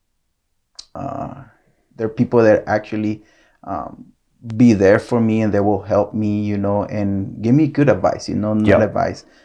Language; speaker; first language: English; non-native, fluent; Spanish